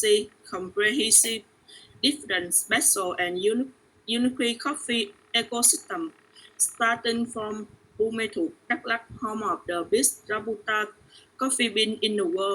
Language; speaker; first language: English; non-native, learner; Vietnamese